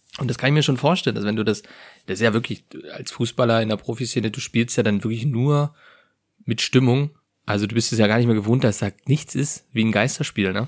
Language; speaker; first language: German; native; German